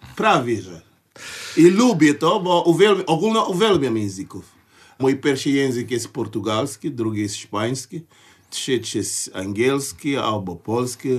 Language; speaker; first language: Polish; non-native, fluent; Portuguese